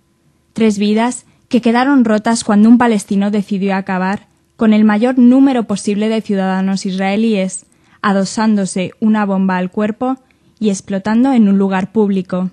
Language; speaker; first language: Spanish; native; Spanish